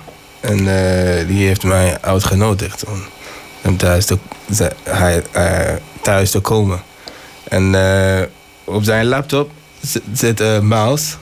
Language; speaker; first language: Dutch; non-native, learner; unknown